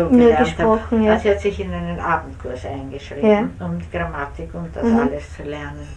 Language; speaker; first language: German; native; German